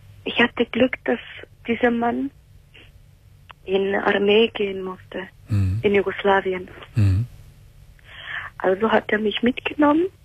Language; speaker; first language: German; early bilingual, other home language; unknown